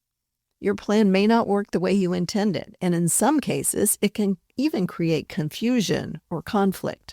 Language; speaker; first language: English; native; English